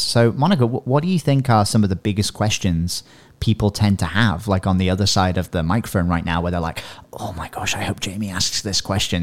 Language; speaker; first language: English; native; English